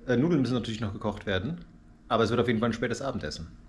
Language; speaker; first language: German; native; German